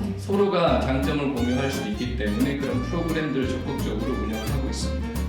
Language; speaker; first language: Korean; native; Korean